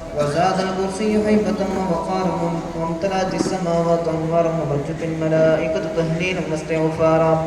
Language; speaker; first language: Arabic; non-native, fluent; Malayalam